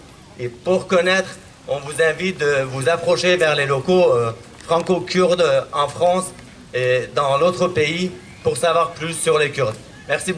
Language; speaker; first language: French; non-native, fluent; Kurdish